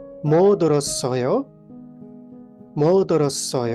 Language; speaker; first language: Korean; non-native, fluent; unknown